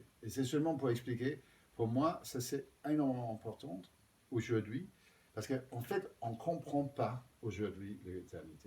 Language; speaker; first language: French; non-native, fluent; Danish